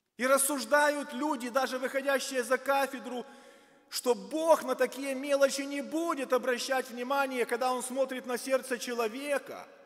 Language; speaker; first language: Russian; native; Russian